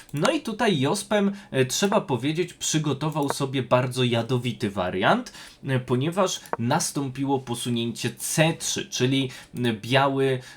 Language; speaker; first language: Polish; native; Polish